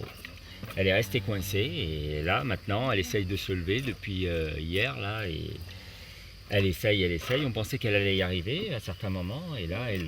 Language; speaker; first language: French; native; French